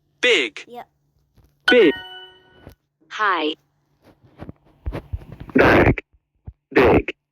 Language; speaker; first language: English; non-native, learner; Turkish